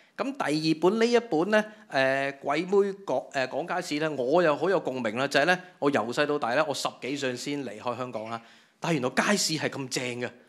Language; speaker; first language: Cantonese; native; Cantonese